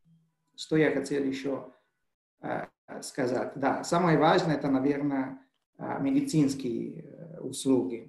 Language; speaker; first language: Russian; non-native, fluent; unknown